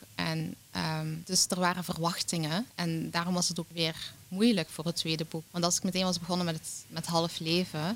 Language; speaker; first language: Dutch; early bilingual, other home language; Arabic